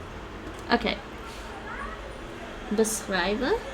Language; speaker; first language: Dutch; non-native, learner; English